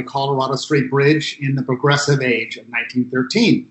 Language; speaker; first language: English; native; English